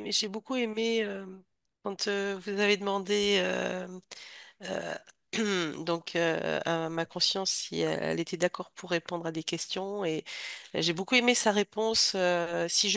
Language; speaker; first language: French; native; French